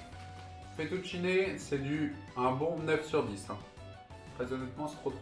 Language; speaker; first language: French; native; French